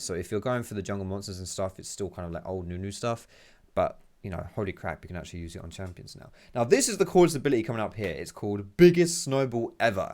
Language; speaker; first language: English; native; English